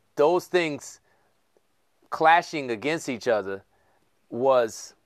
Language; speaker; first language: English; native; English